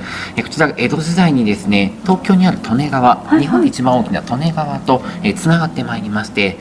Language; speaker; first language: Japanese; native; Japanese